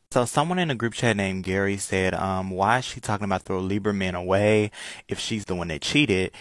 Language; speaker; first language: English; native; English